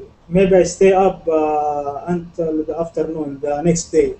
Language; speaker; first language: English; non-native, learner; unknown